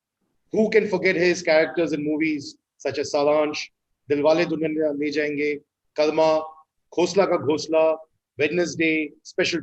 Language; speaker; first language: English; non-native, local second language; Hindi